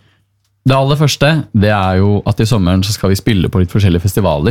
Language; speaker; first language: Norwegian; native; Norwegian